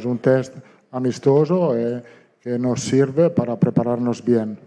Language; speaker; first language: Portuguese; non-native, learner; Italian